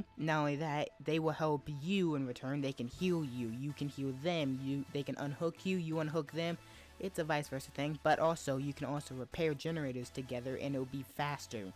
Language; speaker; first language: English; native; English